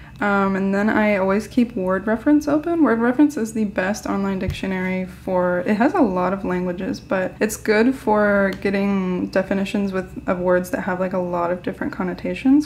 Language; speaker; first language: English; native; English